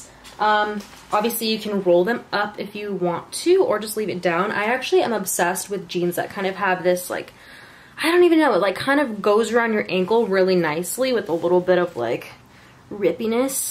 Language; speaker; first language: English; native; English